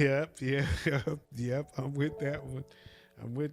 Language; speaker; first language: English; native; English